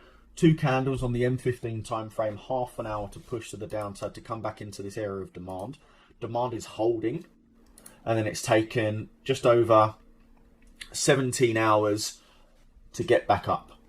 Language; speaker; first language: English; native; English